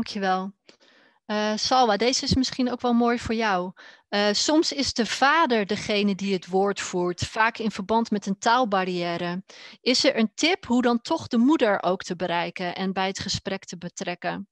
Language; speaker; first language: Dutch; native; Dutch